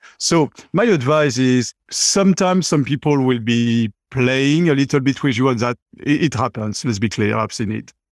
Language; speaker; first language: English; non-native, fluent; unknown